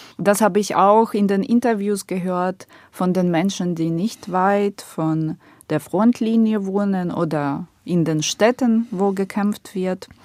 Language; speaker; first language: German; non-native, fluent; Ukrainian